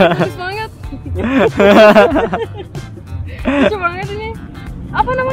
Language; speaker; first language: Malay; non-native, fluent; Turkish